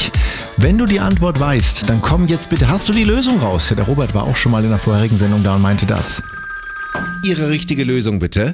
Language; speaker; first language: German; native; German